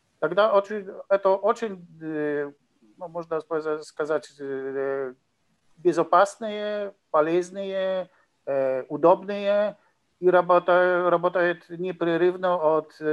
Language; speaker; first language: Russian; non-native, learner; Polish